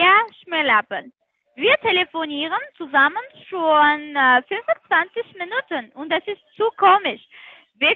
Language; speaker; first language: German; non-native, learner; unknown